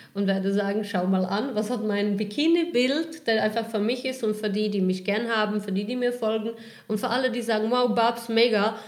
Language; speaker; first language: German; non-native, fluent; Czech